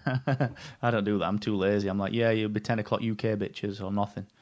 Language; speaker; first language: English; native; English